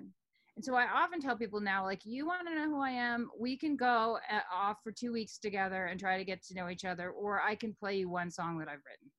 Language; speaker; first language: English; native; English